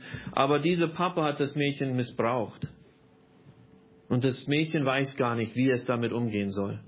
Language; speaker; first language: German; non-native, fluent; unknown